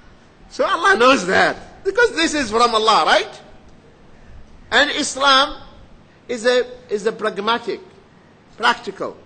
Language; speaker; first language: English; non-native, fluent; Arabic